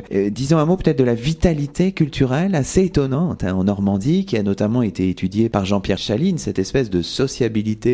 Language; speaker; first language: French; native; French